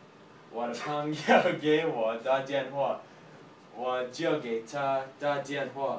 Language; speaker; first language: Chinese; non-native, learner; English